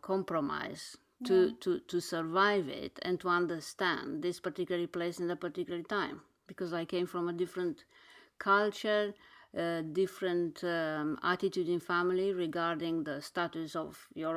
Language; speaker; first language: English; non-native, fluent; Romanian